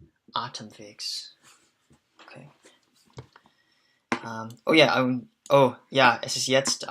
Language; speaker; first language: German; non-native, learner; English